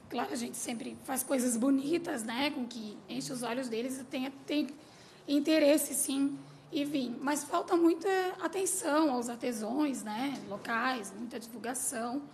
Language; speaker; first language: Portuguese; native; Portuguese